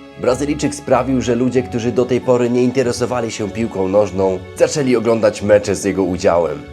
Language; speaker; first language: Polish; native; Polish